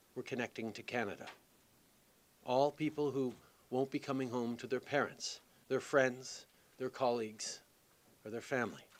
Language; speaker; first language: English; native; English